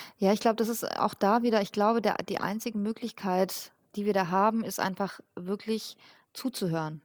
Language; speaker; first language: German; early bilingual, other home language; Persian